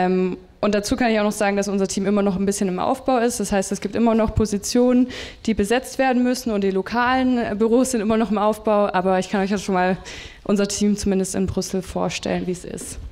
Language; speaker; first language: German; native; German